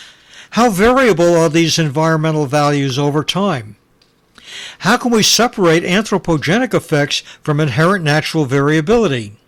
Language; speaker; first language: English; native; English